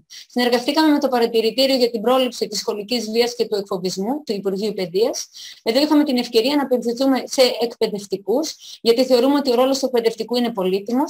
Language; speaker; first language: Greek; native; Greek